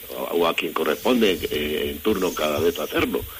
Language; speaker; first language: Spanish; native; Spanish